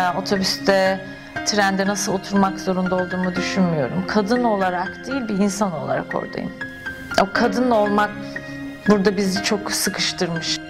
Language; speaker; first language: Turkish; native; Turkish